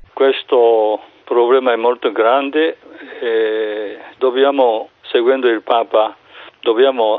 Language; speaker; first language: Italian; non-native, fluent; Japanese